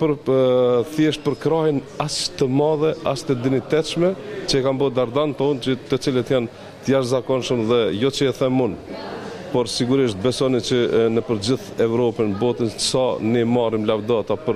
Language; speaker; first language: Albanian; native; Albanian